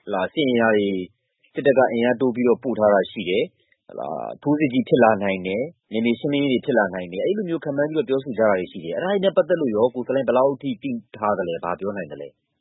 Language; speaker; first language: Burmese; native; Burmese